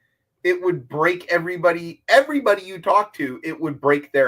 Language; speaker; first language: English; native; English